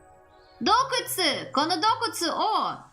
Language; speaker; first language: Japanese; non-native, learner; English